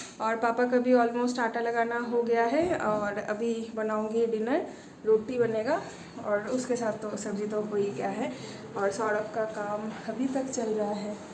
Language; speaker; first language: Hindi; non-native, local second language; Bangla